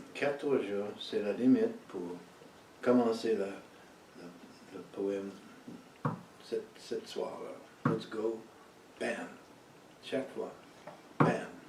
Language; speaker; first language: French; early bilingual, heritage; French